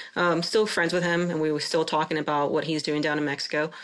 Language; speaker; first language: English; non-native, fluent; Spanish